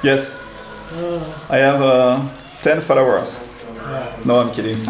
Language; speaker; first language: English; non-native, learner; French